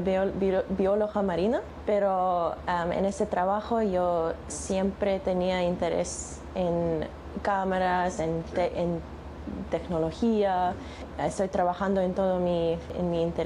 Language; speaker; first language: Spanish; non-native, learner; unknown